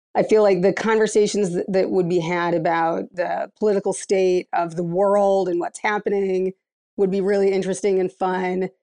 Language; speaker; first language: English; native; English